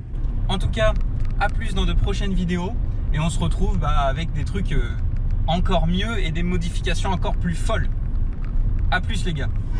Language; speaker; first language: French; native; French